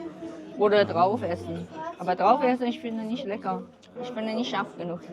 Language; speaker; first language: German; non-native, learner; Chinese